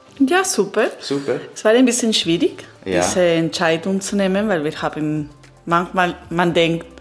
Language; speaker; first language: German; non-native, learner; Italian